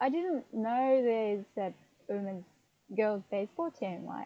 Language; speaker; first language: English; non-native, fluent; Japanese